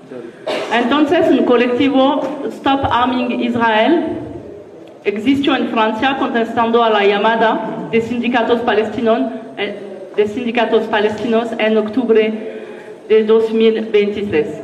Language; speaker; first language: Spanish; non-native, learner; French